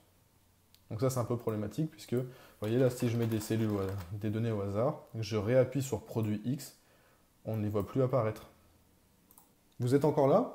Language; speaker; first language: French; native; French